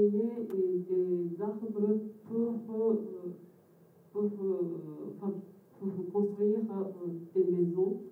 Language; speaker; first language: French; non-native, fluent; Japanese